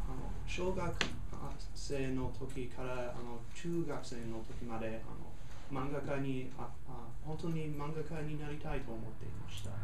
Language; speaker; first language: Japanese; non-native, learner; English